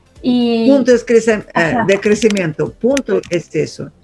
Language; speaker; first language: Spanish; non-native, fluent; Russian